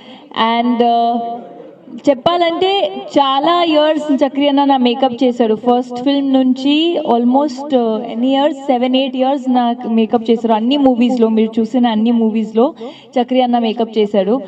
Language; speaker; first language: Telugu; non-native, fluent; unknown